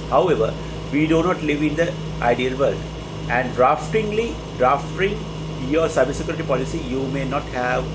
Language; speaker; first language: English; non-native, local second language; Sinhala